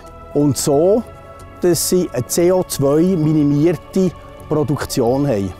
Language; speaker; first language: German; native; German